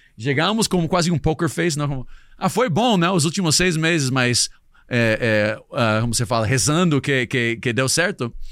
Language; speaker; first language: Portuguese; non-native, fluent; English